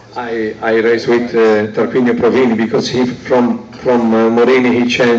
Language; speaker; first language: English; non-native, learner; Italian